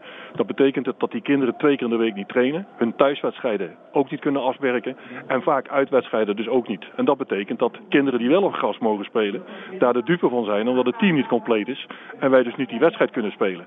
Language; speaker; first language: Dutch; native; Dutch